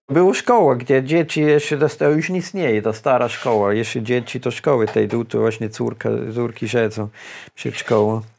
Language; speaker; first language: Polish; non-native, fluent; German